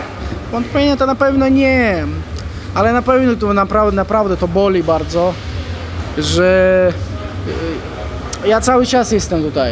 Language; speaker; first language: Polish; non-native, fluent; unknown